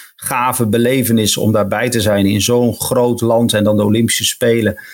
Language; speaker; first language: Dutch; native; Dutch